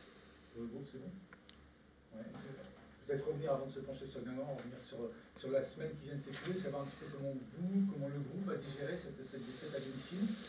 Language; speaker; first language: French; native; French